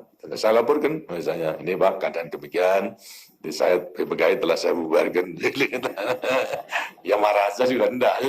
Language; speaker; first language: Indonesian; non-native, local second language; Javanese